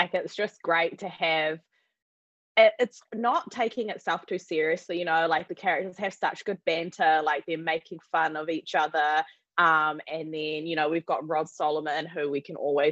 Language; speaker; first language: English; native; English